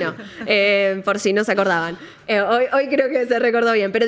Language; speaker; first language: Spanish; native; Spanish